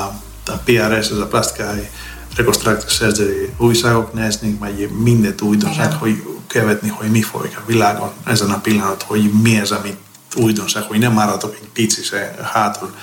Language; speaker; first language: Hungarian; non-native, fluent; Greek